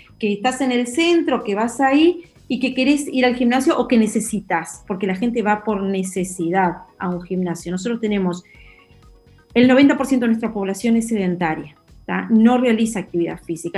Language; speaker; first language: Spanish; native; Spanish